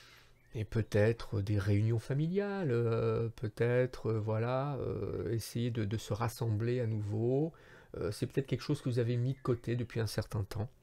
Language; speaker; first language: French; native; French